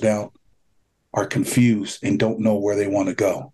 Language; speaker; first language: English; native; English